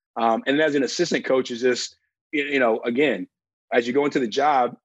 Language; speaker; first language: English; native; English